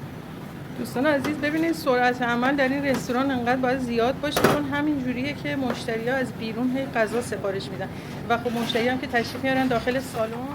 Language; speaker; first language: Persian; native; Persian